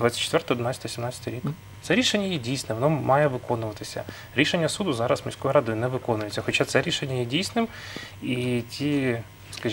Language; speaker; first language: Ukrainian; native; Ukrainian